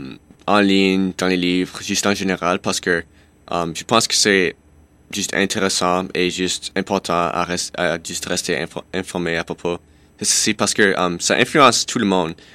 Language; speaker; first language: French; non-native, local second language; English